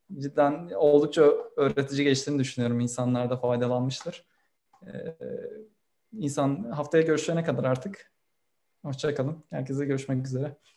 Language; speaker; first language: Turkish; native; Turkish